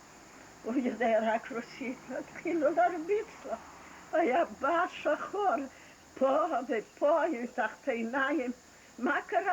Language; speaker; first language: Hebrew; non-native, fluent; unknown